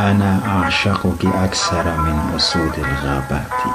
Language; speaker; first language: Arabic; non-native, local second language; Kurdish